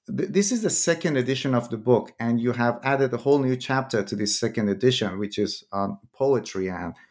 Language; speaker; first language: English; non-native, fluent; Persian